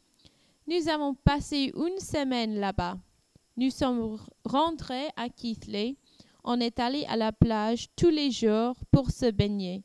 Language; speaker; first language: French; non-native, learner; English